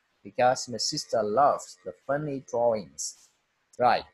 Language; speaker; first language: English; non-native, fluent; Vietnamese